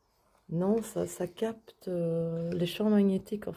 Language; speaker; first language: French; native; French